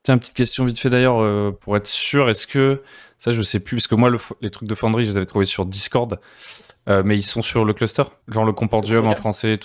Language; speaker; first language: French; native; French